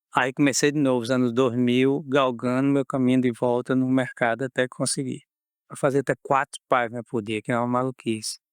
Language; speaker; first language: Portuguese; native; Portuguese